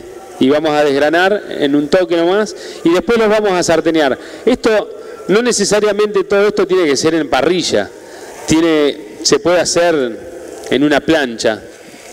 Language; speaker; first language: Spanish; native; Spanish